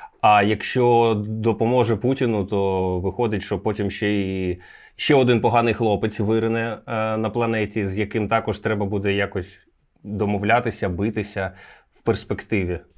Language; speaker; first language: Ukrainian; native; Ukrainian